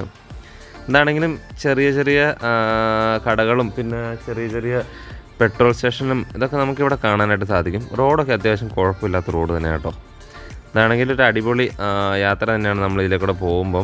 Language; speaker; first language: Malayalam; native; Malayalam